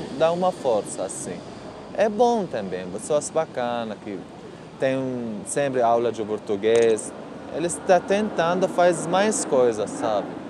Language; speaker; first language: Portuguese; non-native, learner; Arabic